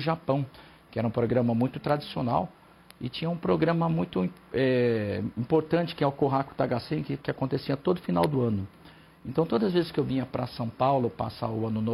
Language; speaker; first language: Portuguese; native; Portuguese